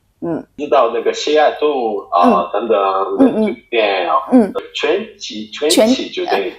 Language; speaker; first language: Chinese; non-native, fluent; Japanese